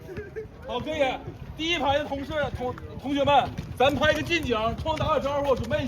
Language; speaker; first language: Chinese; native; Chinese